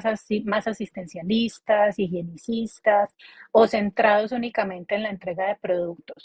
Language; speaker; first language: Spanish; native; Spanish